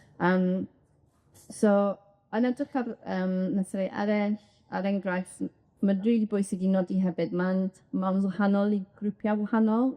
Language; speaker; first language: Welsh; non-native, local second language; English